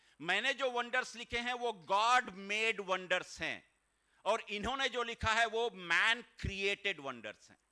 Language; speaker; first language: Hindi; native; Hindi